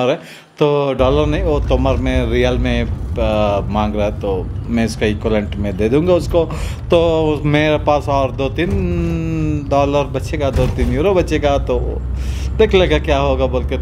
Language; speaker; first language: Hindi; non-native, local second language; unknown